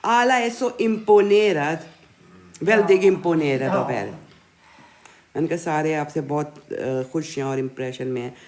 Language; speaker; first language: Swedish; non-native, learner; Urdu